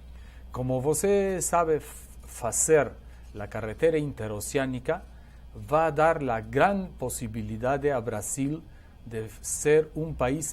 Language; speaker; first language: Portuguese; non-native, learner; Spanish